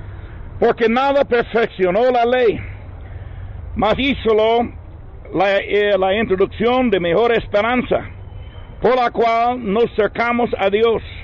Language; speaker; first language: Spanish; non-native, learner; English